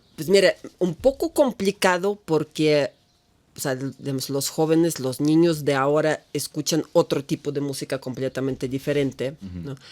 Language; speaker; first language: Spanish; non-native, fluent; Russian